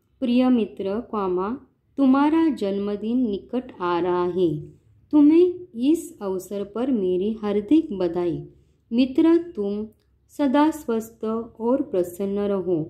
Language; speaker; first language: Hindi; non-native, local second language; Marathi